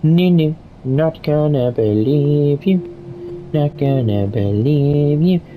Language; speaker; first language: English; native; English